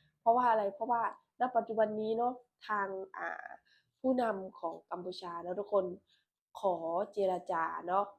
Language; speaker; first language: Thai; non-native, local second language; Lao